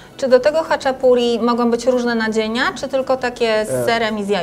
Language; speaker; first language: Polish; native; Polish